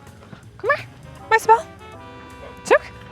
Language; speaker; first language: Dutch; early bilingual, heritage; Dutch